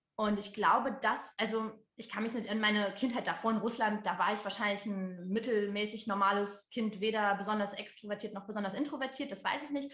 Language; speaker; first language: German; early bilingual, other home language; Russian